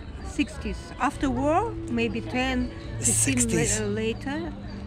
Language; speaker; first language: English; non-native, fluent; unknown